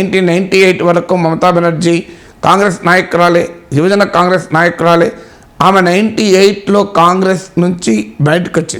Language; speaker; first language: Telugu; native; Telugu